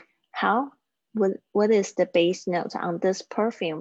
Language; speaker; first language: English; non-native, fluent; Chinese